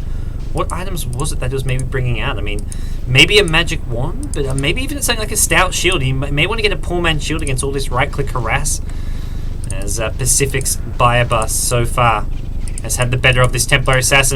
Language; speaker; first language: English; native; English